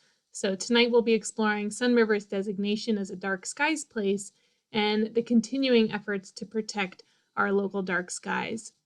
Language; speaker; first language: English; native; English